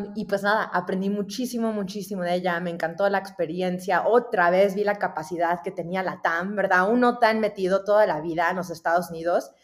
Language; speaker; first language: Spanish; early bilingual, heritage; Spanish